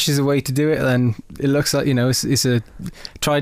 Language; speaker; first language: English; native; English